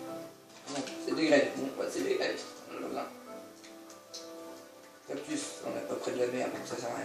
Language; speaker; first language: French; native; French